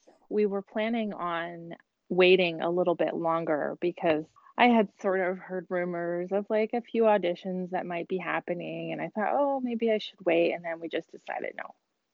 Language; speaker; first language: English; native; English